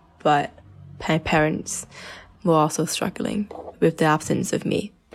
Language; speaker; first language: English; early bilingual, other home language; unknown